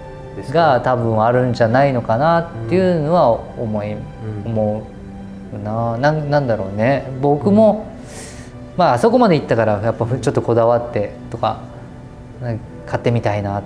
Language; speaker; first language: Japanese; native; Japanese